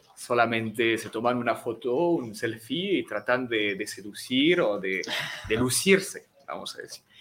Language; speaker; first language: Spanish; non-native, fluent; French